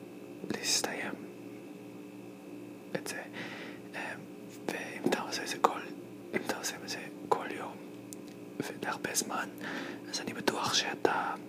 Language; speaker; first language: Hebrew; non-native, fluent; English